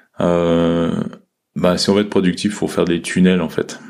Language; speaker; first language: French; native; French